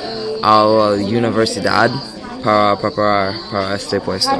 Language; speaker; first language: Spanish; non-native, learner; English